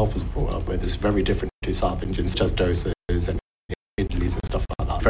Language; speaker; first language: English; native; English